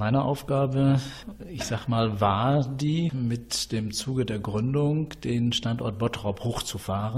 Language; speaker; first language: German; native; German